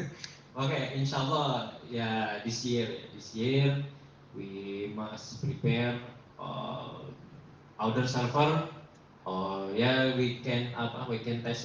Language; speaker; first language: English; non-native, learner; Indonesian